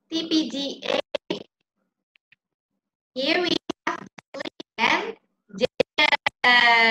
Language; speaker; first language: English; non-native, learner; Indonesian